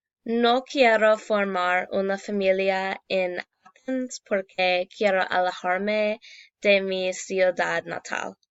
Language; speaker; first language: Spanish; non-native, learner; English